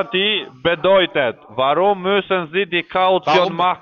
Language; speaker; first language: German; non-native, fluent; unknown